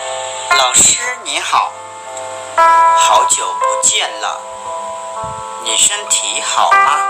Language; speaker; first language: Chinese; non-native, learner; Hmong